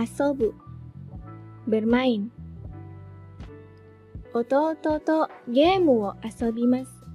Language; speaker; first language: Japanese; non-native, fluent; Indonesian